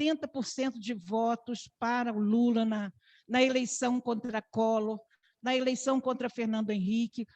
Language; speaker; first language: Portuguese; native; Portuguese